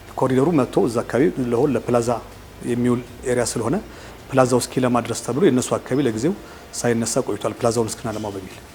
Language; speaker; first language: Amharic; native; Amharic